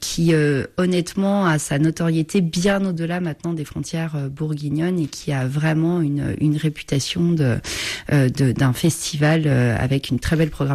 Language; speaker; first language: French; native; French